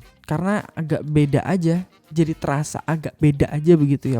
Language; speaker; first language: Indonesian; native; Indonesian